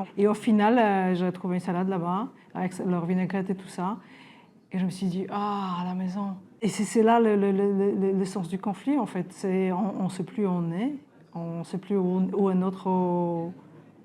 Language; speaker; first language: French; non-native, fluent; Polish